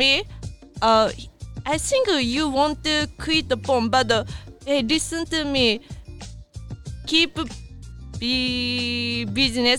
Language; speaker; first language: English; non-native, learner; Japanese